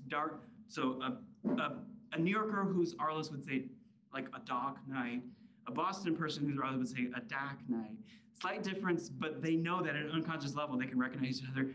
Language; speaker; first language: English; native; English